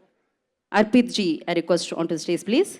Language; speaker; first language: Telugu; native; Telugu